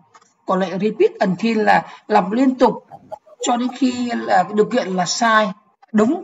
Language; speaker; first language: Vietnamese; native; Vietnamese